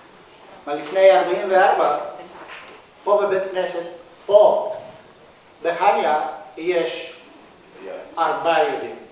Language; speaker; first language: Hebrew; non-native, learner; Greek